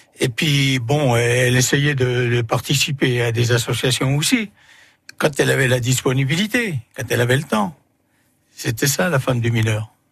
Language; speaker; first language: French; native; French